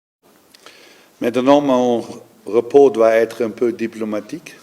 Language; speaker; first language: French; non-native, learner; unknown